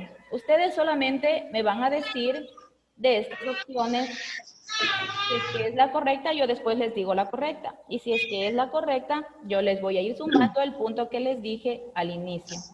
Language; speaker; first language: Spanish; native; Spanish